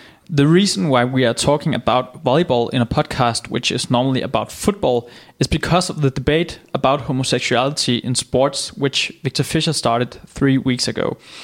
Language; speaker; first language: English; non-native, fluent; Danish